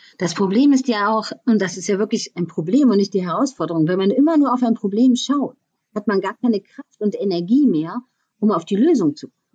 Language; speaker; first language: German; native; German